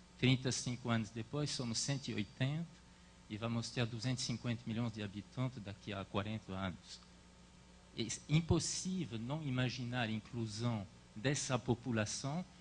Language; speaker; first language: Portuguese; non-native, fluent; French